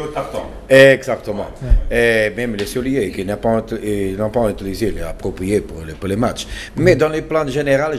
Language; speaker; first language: French; non-native, learner; Portuguese